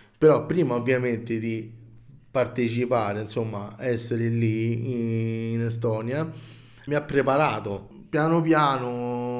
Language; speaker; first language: Italian; native; Italian